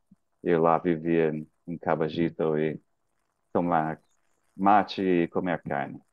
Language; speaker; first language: Portuguese; non-native, fluent; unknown